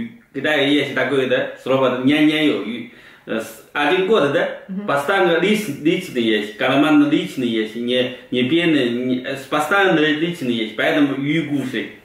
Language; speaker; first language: Russian; non-native, learner; Chinese